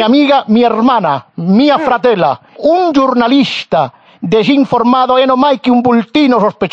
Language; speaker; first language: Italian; non-native, learner; Spanish